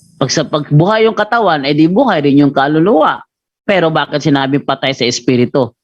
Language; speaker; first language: Filipino; non-native, local second language; Cebuano